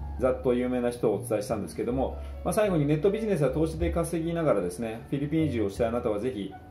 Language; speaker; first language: Japanese; native; Japanese